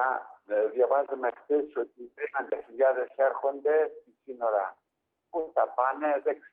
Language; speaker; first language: Greek; non-native, learner; Ukrainian